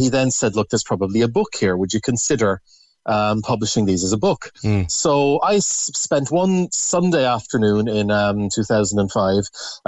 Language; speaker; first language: English; native; English